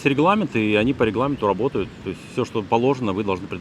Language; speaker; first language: Russian; native; Russian